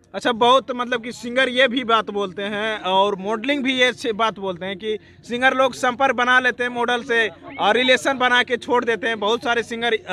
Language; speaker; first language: Hindi; native; Hindi